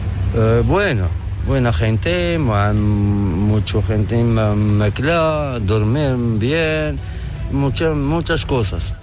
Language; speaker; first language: Spanish; non-native, learner; Arabic